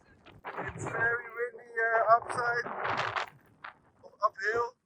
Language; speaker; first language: English; non-native, learner; Dutch